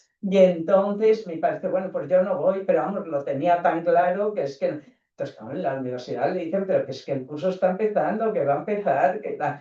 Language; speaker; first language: Spanish; native; Spanish